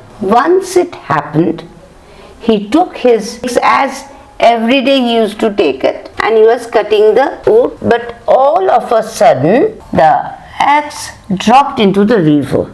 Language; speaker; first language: English; non-native, local second language; Bangla